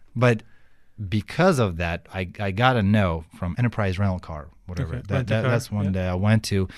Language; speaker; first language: English; non-native, fluent; Ukrainian